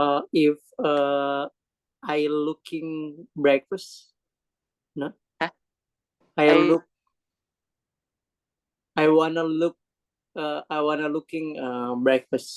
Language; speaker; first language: English; non-native, learner; Indonesian